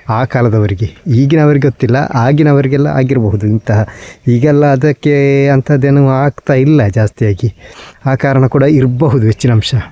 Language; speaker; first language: Kannada; non-native, local second language; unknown